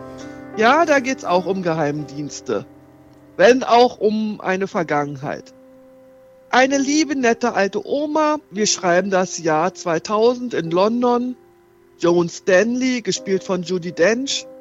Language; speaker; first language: German; native; German